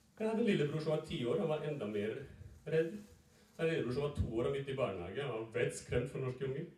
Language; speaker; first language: Norwegian; early bilingual, other home language; Serbian